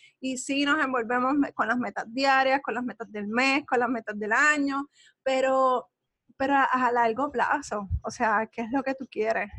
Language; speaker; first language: Spanish; native; Spanish